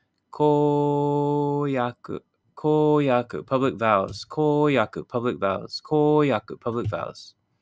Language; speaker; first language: English; native; English